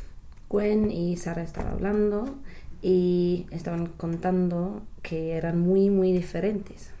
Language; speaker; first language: Spanish; non-native, learner; English